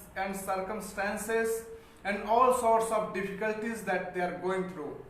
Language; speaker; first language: English; non-native, local second language; Hindi